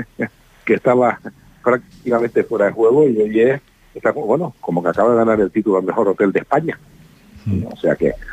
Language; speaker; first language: Spanish; native; Spanish